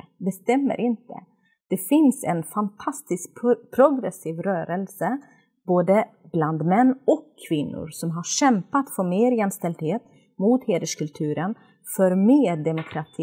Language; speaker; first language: Swedish; non-native, fluent; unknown